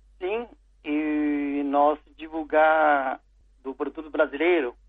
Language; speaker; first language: Portuguese; non-native, learner; Chinese